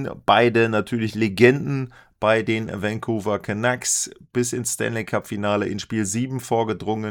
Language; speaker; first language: German; native; German